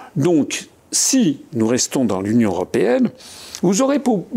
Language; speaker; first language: French; native; French